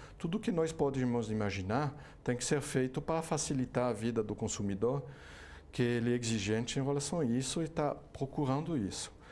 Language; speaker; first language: Portuguese; non-native, fluent; French